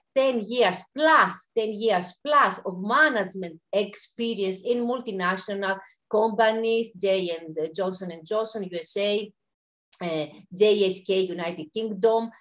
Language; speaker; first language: English; non-native, fluent; Greek